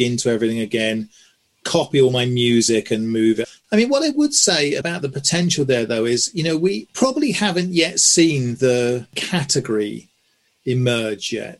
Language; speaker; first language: English; native; English